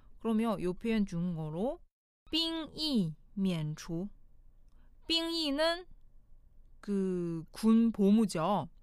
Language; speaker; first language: Korean; non-native, fluent; Chinese